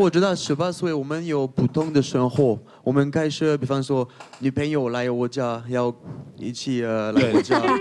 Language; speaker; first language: Chinese; non-native, fluent; French